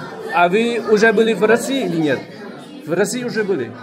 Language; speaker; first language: Russian; non-native, learner; Vietnamese